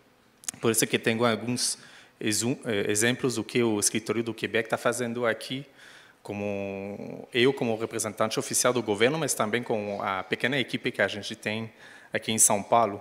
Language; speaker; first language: Portuguese; non-native, fluent; French